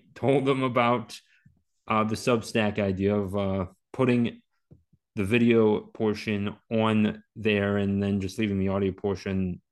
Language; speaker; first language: English; native; English